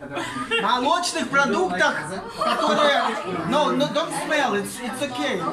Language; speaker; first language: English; non-native, learner; Russian